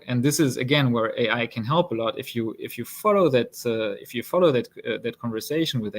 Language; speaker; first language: English; non-native, fluent; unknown